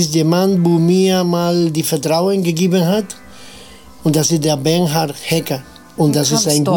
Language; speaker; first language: German; non-native, fluent; Spanish